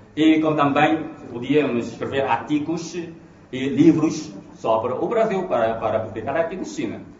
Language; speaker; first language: Portuguese; non-native, fluent; Chinese